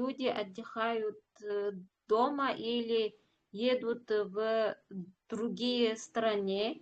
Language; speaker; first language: Russian; non-native, learner; Uzbek